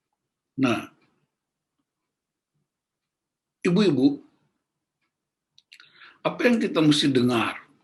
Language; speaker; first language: Indonesian; native; Indonesian